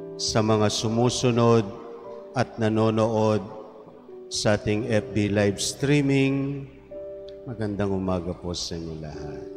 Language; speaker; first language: Filipino; native; Filipino